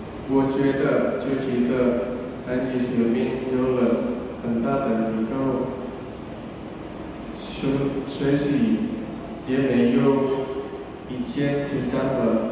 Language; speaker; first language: Chinese; non-native, learner; Indonesian